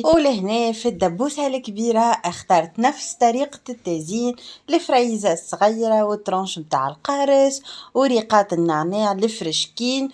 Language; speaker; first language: Arabic; native; Arabic